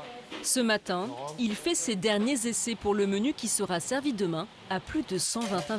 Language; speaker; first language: French; native; French